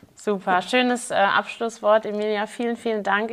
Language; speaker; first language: German; native; German